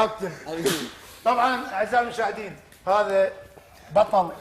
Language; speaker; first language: Arabic; native; Arabic